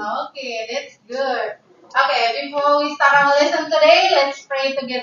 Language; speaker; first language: English; non-native, learner; Indonesian